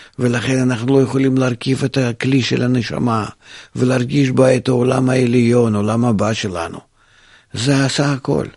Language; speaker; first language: Hebrew; non-native, fluent; Russian